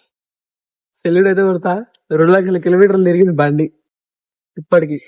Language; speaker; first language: Telugu; native; Telugu